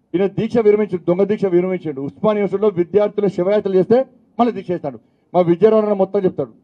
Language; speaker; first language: Telugu; native; Telugu